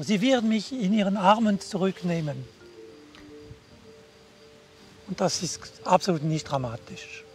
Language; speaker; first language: German; non-native, local second language; French